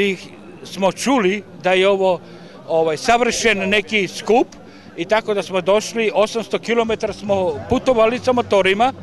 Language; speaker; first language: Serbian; early bilingual, heritage; Serbian